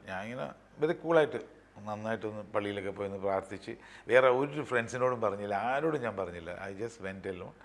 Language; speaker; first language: Malayalam; native; Malayalam